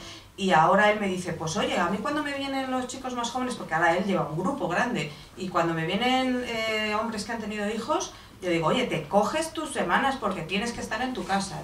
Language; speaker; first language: Spanish; native; Spanish